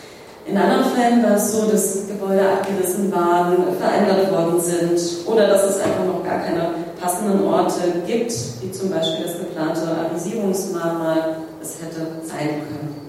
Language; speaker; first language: German; native; German